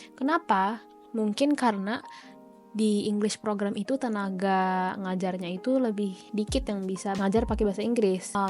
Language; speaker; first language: Indonesian; native; Indonesian